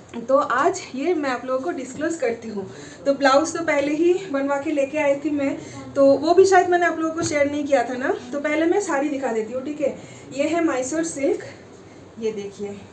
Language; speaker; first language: Hindi; non-native, local second language; Bangla